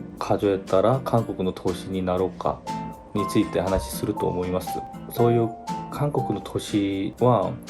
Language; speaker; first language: Japanese; non-native, fluent; Korean